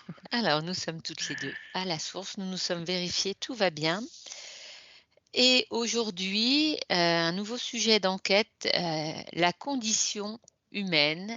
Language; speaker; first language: French; native; French